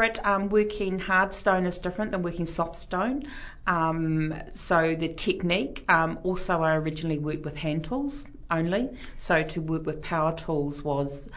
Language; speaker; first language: English; native; English